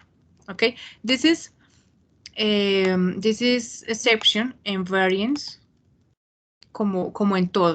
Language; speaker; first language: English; non-native, fluent; Spanish